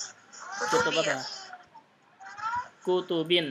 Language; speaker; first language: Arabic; non-native, fluent; Indonesian